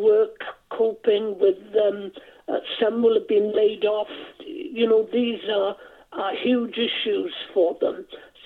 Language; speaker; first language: English; non-native, local second language; Welsh